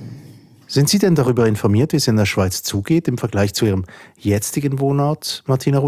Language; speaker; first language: German; native; German